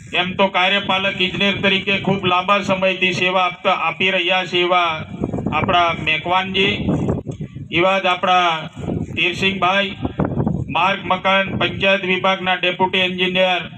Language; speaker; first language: Gujarati; non-native, local second language; Rathawi